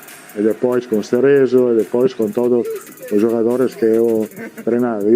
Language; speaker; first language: Portuguese; non-native, learner; Italian